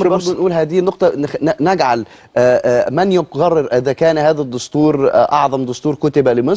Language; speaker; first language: Arabic; native; Arabic